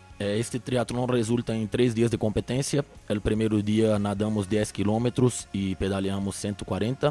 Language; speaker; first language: Spanish; non-native, fluent; Portuguese